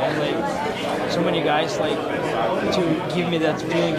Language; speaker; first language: English; non-native, learner; Russian